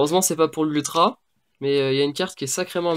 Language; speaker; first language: French; native; French